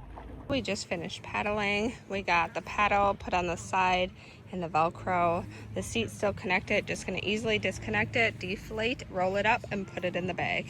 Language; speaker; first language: English; native; English